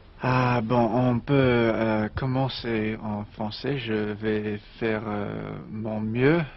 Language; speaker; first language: French; non-native, learner; English